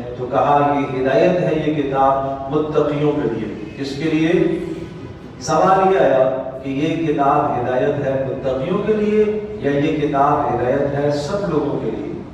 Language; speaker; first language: Urdu; native; Urdu